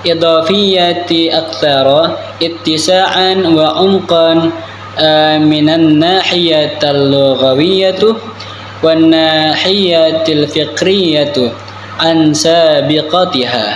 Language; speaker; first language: Arabic; non-native, learner; Indonesian